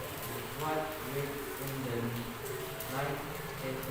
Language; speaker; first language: English; non-native, learner; Indonesian